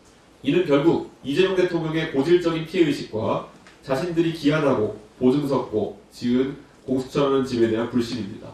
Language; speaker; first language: Korean; native; Korean